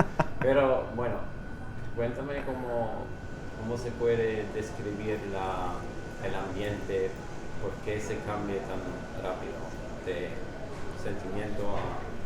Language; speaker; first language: Spanish; non-native, fluent; English